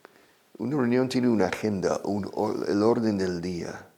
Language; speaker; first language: Spanish; non-native, fluent; English